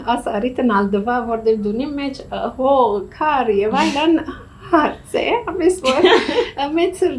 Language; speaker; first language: Armenian; early bilingual, heritage; Armenian